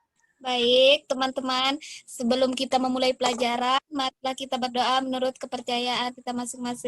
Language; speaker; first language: Indonesian; native; Indonesian